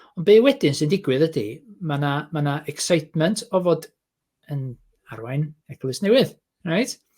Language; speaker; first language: Welsh; native; Welsh